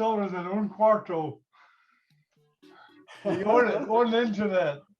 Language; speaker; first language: Spanish; non-native, learner; English